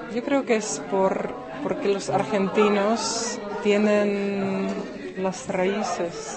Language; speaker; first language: Spanish; non-native, fluent; Czech